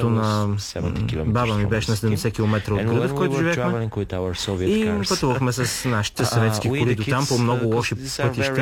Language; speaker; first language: Bulgarian; non-native, fluent; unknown